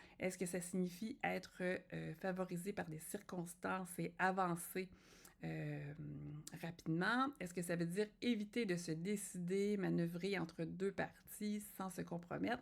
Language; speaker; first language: French; native; French